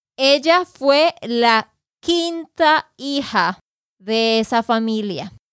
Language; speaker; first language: Spanish; native; Spanish